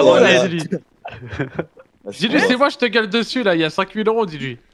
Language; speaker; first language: French; native; French